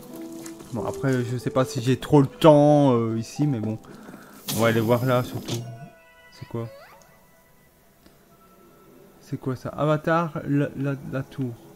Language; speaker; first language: French; native; French